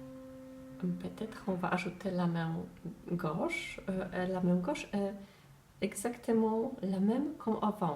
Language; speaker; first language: French; non-native, fluent; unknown